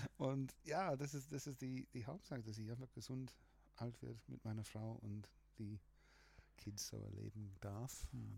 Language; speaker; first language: German; non-native, fluent; English